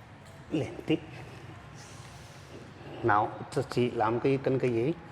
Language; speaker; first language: Vietnamese; non-native, learner; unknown